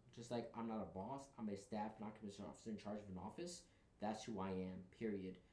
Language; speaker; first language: English; native; English